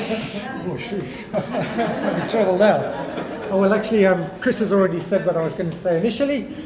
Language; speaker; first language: English; native; English